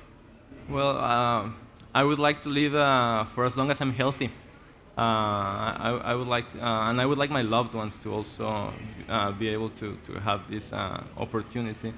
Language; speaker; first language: English; non-native, fluent; Spanish